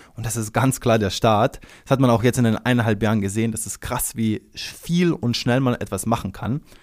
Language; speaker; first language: German; early bilingual, other home language; Croatian